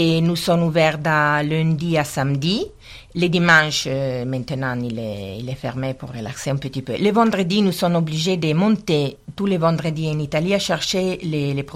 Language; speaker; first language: French; non-native, learner; Italian